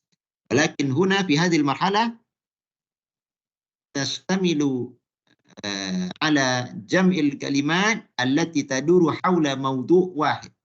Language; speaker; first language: Arabic; non-native, fluent; Malay